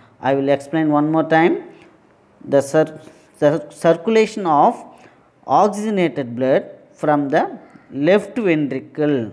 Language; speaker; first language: English; non-native, local second language; Tamil